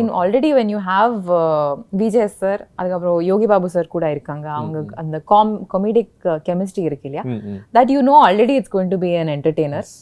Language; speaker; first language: Tamil; non-native, local second language; Kannada